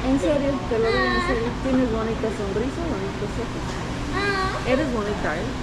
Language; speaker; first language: Spanish; native; Spanish